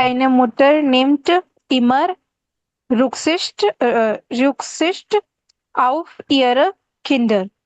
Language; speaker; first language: German; non-native, learner; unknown